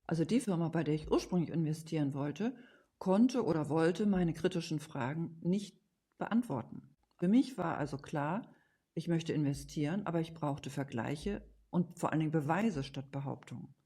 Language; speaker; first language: German; native; German